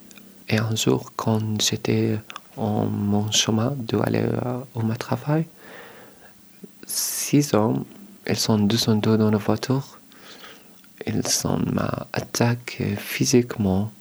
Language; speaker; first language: French; non-native, learner; Arabic